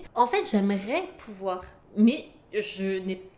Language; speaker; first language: French; native; French